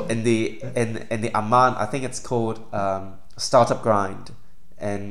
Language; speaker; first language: English; non-native, local second language; Cantonese